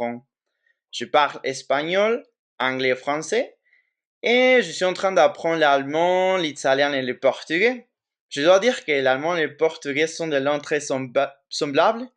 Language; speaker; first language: French; non-native, fluent; Spanish